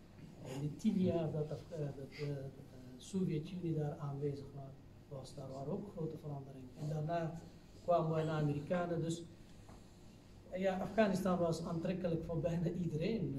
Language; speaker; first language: Dutch; non-native, fluent; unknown